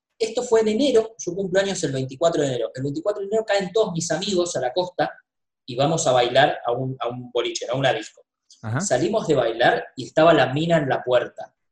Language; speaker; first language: Spanish; native; Spanish